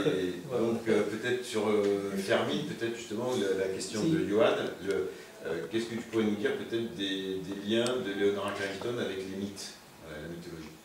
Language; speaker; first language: French; native; French